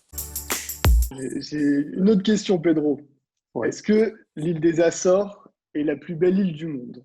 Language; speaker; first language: French; native; French